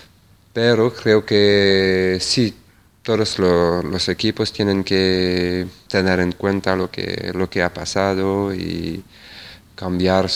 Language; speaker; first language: Spanish; non-native, fluent; French